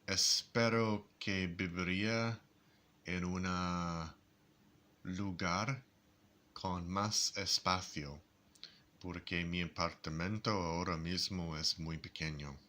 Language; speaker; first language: Spanish; non-native, learner; English